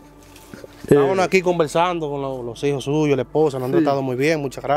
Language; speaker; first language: Spanish; native; Spanish